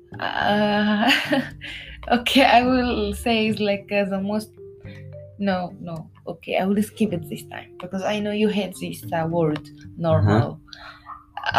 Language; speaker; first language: English; non-native, learner; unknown